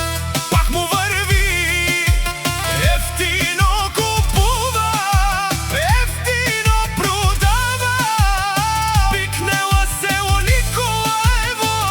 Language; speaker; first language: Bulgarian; non-native, local second language; Romany